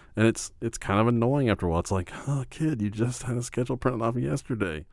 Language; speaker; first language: English; native; English